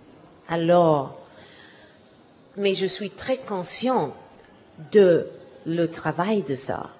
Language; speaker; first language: French; non-native, learner; English